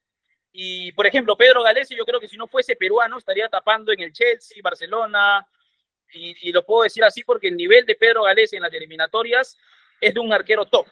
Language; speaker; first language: Spanish; native; Spanish